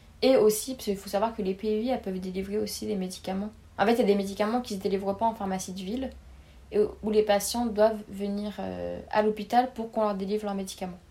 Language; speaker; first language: French; native; French